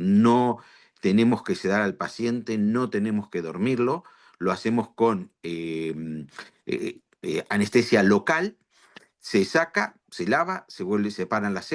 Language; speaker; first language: Spanish; native; Spanish